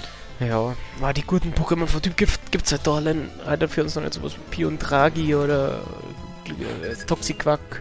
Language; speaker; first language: German; native; German